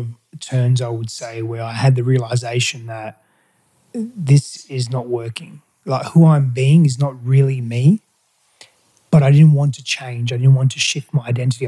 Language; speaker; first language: English; early bilingual, other home language; Greek